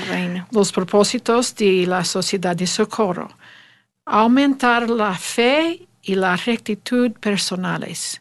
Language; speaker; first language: Spanish; non-native, learner; English